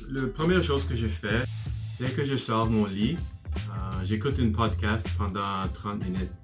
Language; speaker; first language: French; non-native, learner; English